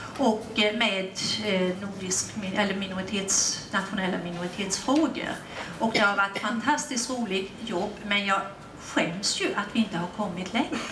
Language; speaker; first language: Swedish; native; Swedish